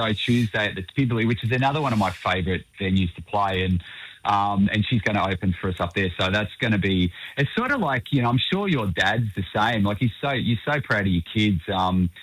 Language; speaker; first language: English; native; English